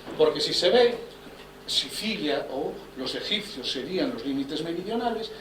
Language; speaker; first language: Spanish; non-native, local second language; Galician